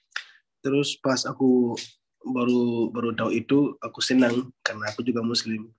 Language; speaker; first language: Indonesian; non-native, learner; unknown